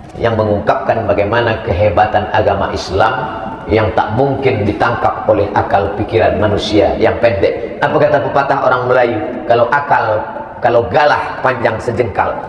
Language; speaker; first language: Malay; non-native, fluent; Indonesian